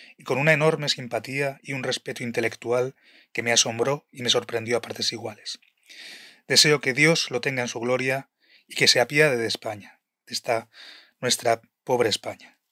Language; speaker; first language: Spanish; native; Spanish